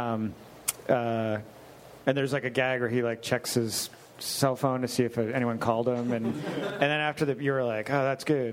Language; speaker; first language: English; native; English